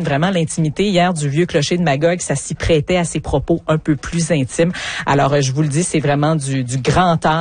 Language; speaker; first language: French; native; French